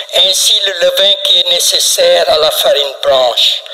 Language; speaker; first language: French; non-native, local second language; Wolof